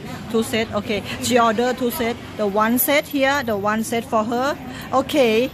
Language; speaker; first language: English; non-native, learner; Thai